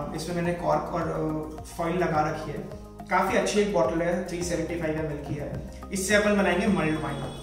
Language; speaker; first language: Hindi; native; Hindi